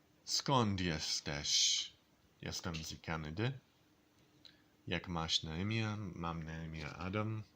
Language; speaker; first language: Polish; non-native, learner; English